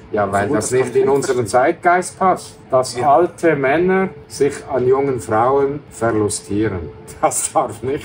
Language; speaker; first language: German; native; German